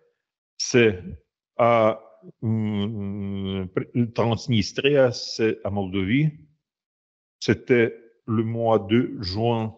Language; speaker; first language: French; non-native, fluent; Russian